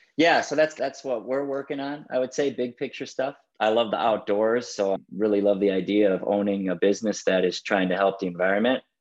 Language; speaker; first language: English; native; English